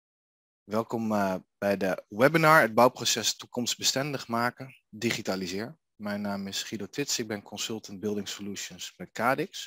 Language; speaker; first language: Dutch; native; Dutch